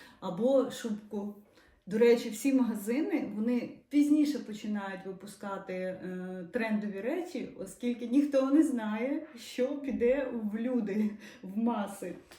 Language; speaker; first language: Ukrainian; non-native, local second language; Russian